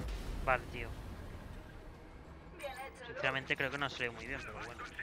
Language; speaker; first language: Spanish; native; Spanish